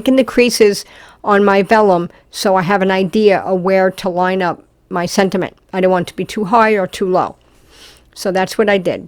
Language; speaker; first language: English; native; English